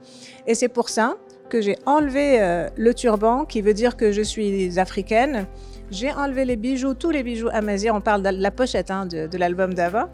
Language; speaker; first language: French; non-native, local second language; Arabic